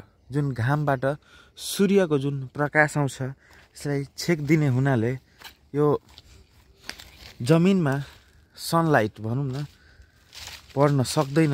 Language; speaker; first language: Nepali; non-native, local second language; Maithili